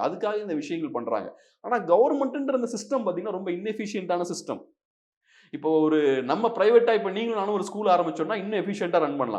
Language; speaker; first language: Tamil; native; Tamil